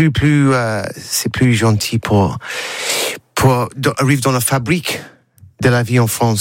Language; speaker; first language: French; non-native, learner; English